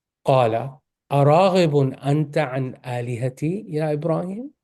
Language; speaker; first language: Arabic; non-native, fluent; English